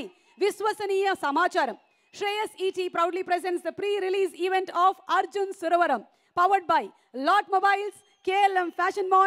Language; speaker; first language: Telugu; native; Telugu